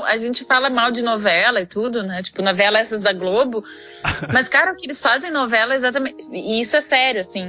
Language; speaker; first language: Portuguese; native; Portuguese